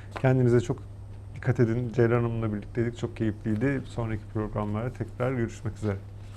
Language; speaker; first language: Turkish; native; Turkish